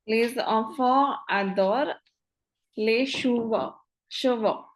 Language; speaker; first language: French; non-native, learner; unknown